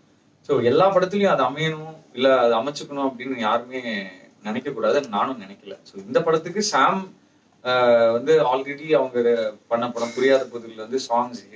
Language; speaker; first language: Tamil; native; Tamil